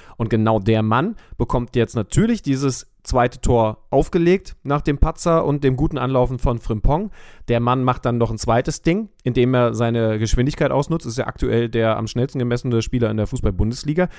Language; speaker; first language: German; native; German